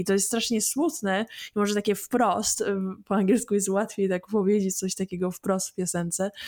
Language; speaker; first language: Polish; early bilingual, heritage; English